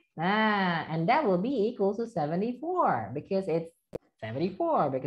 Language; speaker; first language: English; non-native, fluent; Indonesian